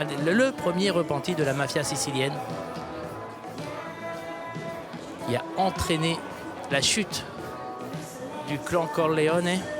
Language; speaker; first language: French; native; French